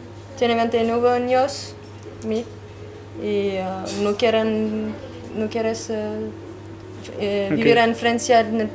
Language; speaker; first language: Spanish; non-native, learner; French